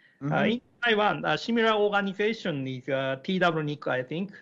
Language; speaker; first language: English; non-native, learner; Japanese